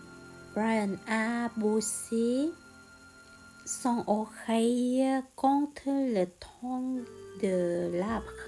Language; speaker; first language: French; non-native, learner; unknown